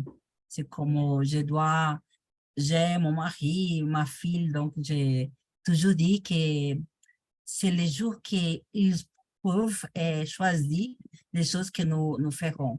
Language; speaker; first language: French; non-native, learner; Portuguese